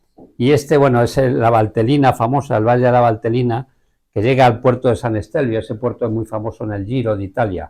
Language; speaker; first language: Spanish; native; Spanish